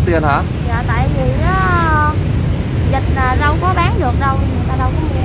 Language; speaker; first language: Vietnamese; native; Vietnamese